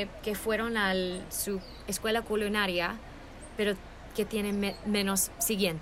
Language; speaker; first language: Spanish; early bilingual, heritage; English